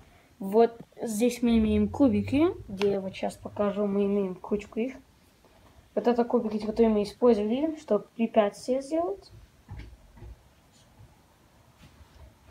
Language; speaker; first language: Russian; early bilingual, heritage; Russian